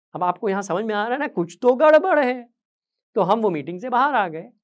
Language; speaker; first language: Hindi; native; Hindi